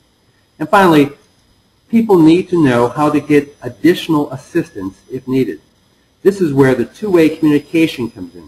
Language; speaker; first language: English; native; English